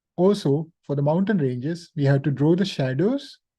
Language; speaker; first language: English; non-native, local second language; Sinhala